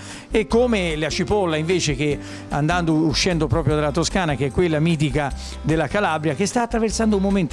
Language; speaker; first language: Italian; native; Italian